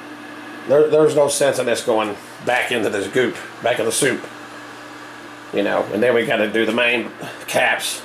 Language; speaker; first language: English; native; English